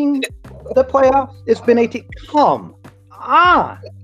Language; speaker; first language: English; native; English